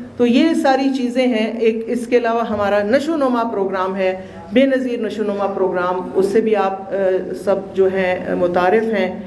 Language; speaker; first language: Urdu; non-native, local second language; Pashto